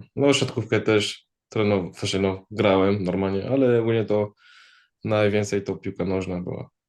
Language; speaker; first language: Polish; early bilingual, heritage; Polish